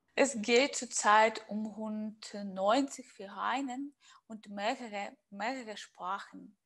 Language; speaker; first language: German; non-native, fluent; Russian